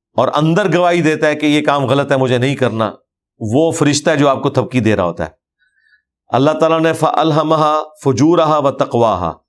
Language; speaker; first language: Urdu; non-native, local second language; Punjabi